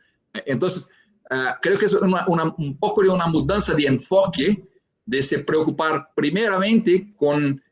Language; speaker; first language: Spanish; non-native, fluent; Portuguese